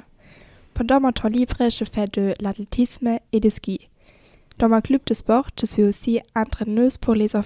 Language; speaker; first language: French; non-native, fluent; German